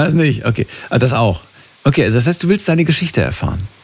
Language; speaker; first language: German; native; German